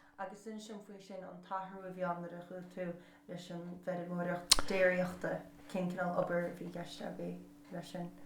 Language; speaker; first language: Irish; native; Irish